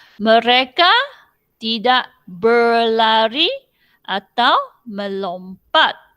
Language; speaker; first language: Malay; non-native, local second language; Chinese